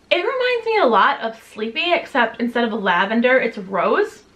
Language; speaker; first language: English; native; English